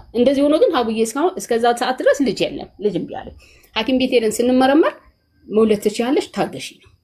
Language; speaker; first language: Amharic; native; Amharic